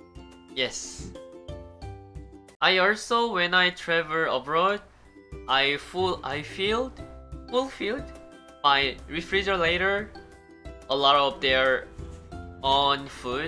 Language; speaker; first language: English; non-native, learner; Korean